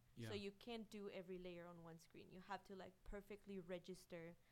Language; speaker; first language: English; non-native, fluent; Spanish